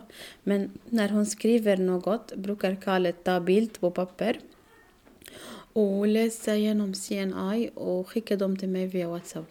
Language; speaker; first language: Swedish; non-native, learner; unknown